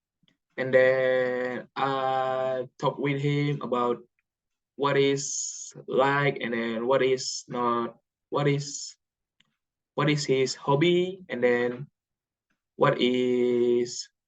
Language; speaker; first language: English; non-native, learner; Indonesian